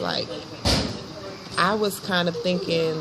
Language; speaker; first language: English; native; English